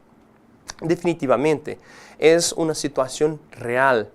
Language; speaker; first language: Spanish; non-native, fluent; Portuguese